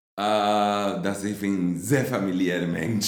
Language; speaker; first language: German; non-native, fluent; Spanish